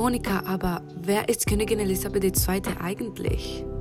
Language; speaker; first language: German; non-native, learner; Spanish